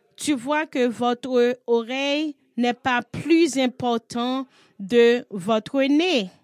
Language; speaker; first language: French; non-native, learner; English